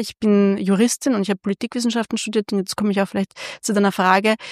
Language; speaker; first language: German; early bilingual, other home language; Hungarian